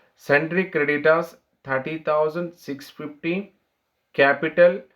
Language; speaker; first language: English; non-native, local second language; Kannada